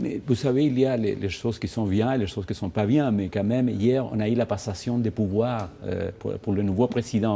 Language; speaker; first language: French; non-native, fluent; Spanish